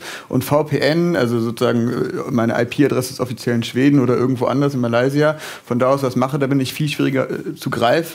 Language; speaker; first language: German; native; German